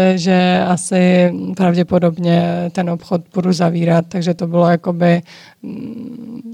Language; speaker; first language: Czech; early bilingual, other home language; Georgian